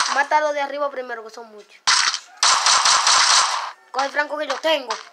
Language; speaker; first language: Spanish; native; Spanish